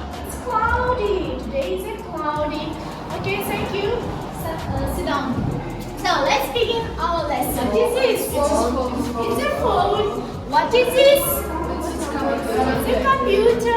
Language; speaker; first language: English; non-native, learner; Kazakh